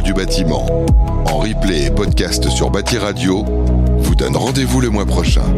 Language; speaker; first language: French; native; French